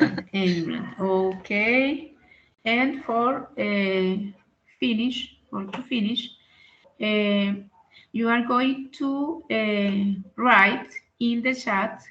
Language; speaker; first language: English; non-native, learner; Spanish